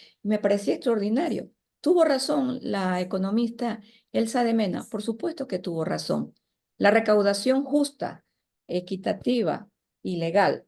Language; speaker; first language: Spanish; native; Spanish